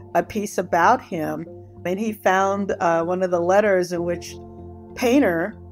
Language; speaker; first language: English; native; English